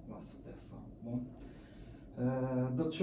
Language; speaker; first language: French; non-native, learner; Portuguese